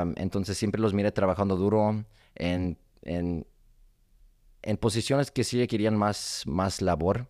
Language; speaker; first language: Spanish; early bilingual, heritage; Spanish